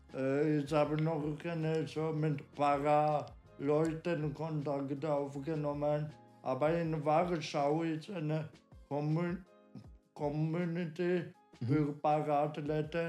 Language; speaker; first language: German; non-native, learner; Polish